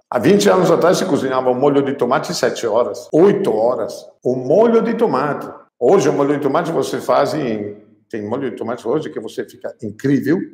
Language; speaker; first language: Portuguese; non-native, fluent; Italian